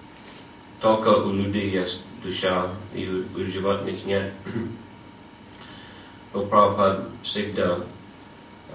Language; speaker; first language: Russian; non-native, fluent; English